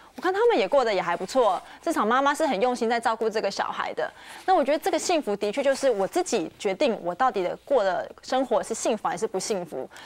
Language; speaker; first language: Chinese; native; Chinese